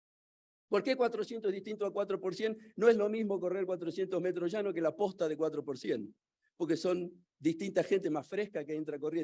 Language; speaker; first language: Spanish; native; Spanish